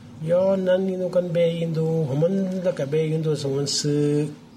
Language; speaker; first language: Chinese; non-native, learner; Hindi